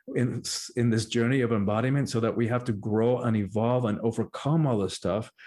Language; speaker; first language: English; early bilingual, other home language; Spanish